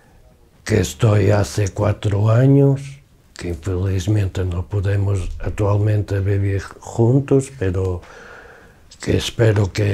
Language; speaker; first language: Spanish; non-native, fluent; Portuguese